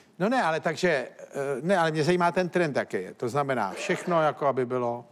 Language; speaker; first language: Czech; native; Czech